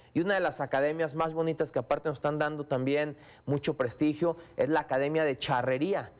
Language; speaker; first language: Spanish; native; Spanish